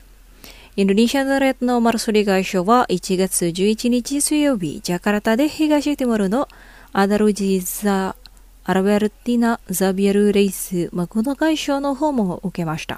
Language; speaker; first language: Japanese; non-native, fluent; Indonesian